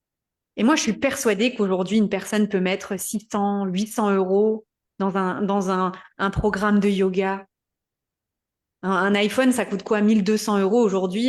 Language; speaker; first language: French; native; French